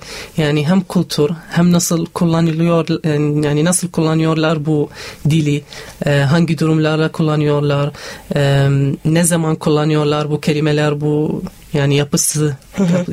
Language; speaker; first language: Turkish; non-native, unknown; Arabic